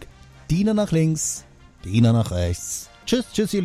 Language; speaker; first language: German; native; German